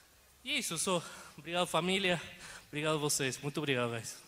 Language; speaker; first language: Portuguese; non-native, fluent; Spanish